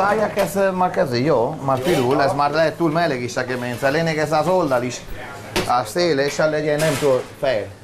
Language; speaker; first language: Hungarian; non-native, learner; Italian